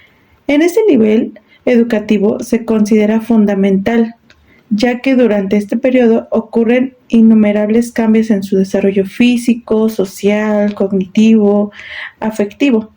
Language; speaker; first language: Spanish; native; Spanish